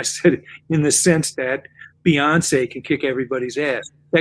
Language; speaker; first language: English; native; English